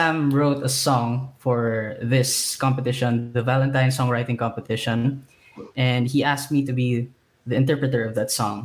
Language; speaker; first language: English; non-native, local second language; Cebuano